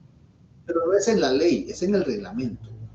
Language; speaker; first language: Spanish; native; Spanish